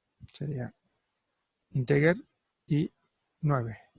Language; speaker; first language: Spanish; native; Spanish